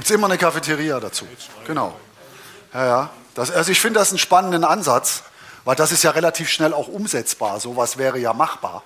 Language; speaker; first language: German; native; German